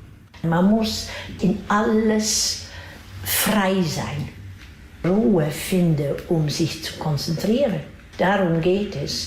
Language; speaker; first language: German; non-native, fluent; Dutch